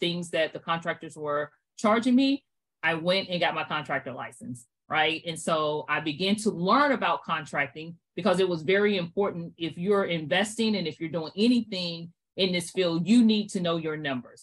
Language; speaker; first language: English; native; English